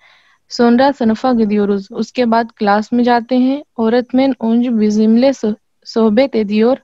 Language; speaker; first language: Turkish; non-native, learner; Urdu